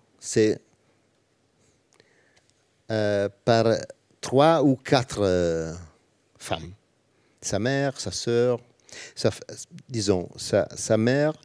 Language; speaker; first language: French; non-native, learner; Italian